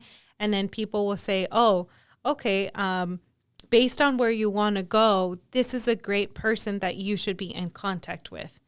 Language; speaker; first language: English; early bilingual, other home language; Spanish